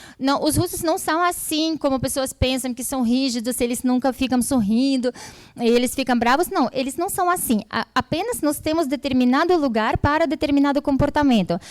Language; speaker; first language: Portuguese; non-native, fluent; Russian